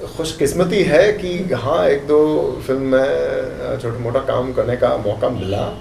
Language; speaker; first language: Hindi; non-native, fluent; English